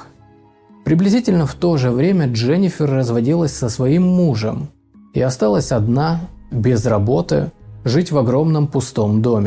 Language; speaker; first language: Russian; native; Russian